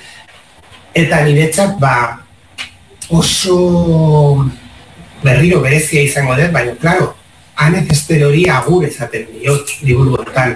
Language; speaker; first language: Basque; non-native, local second language; Spanish